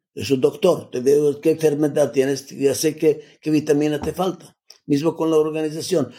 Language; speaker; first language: Spanish; non-native, fluent; Macedonian